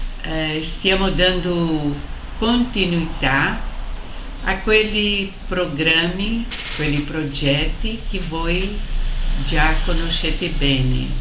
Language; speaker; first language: Italian; non-native, fluent; Portuguese